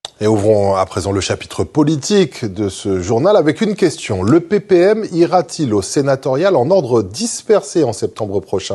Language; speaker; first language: French; native; French